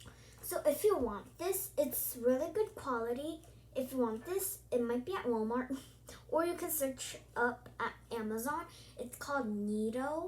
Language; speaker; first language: English; early bilingual, other home language; Korean